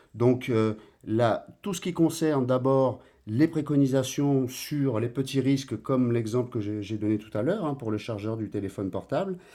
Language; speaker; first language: French; native; French